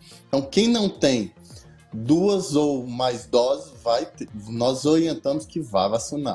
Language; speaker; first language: Portuguese; native; Portuguese